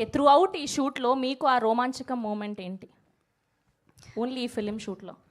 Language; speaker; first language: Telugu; native; Telugu